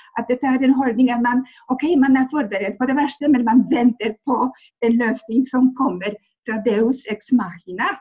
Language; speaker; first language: Norwegian; non-native, fluent; Polish